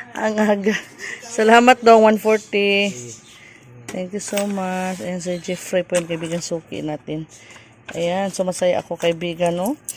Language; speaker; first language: Filipino; non-native, local second language; Cebuano